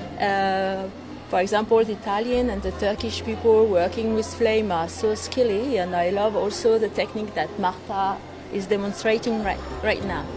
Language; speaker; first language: English; non-native, fluent; French